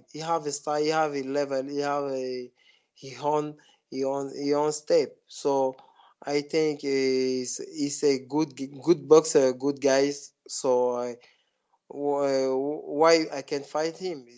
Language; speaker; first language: English; non-native, fluent; French